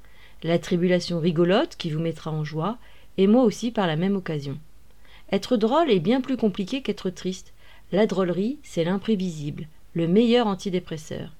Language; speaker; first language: French; native; French